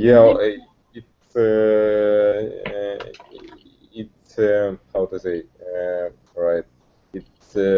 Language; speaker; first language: English; non-native, learner; Russian